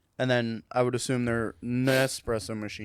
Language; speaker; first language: English; native; English